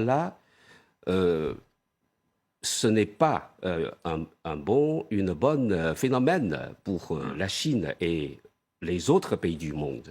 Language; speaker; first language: French; non-native, fluent; Chinese